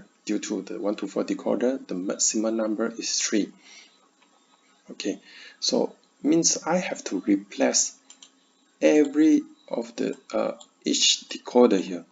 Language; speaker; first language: English; non-native, learner; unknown